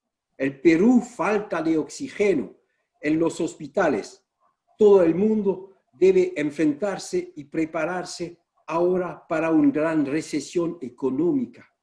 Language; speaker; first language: Spanish; non-native, fluent; French